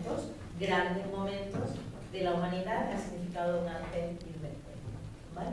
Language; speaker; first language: Spanish; native; Spanish